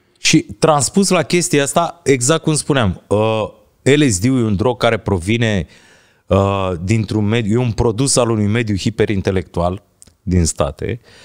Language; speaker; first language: Romanian; native; Romanian